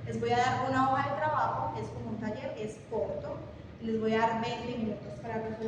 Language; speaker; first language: Spanish; non-native, fluent; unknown